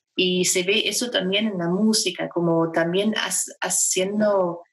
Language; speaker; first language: Spanish; non-native, fluent; German